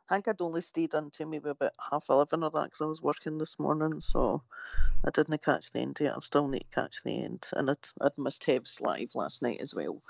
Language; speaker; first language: English; native; English